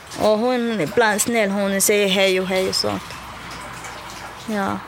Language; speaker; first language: Swedish; non-native, learner; Somali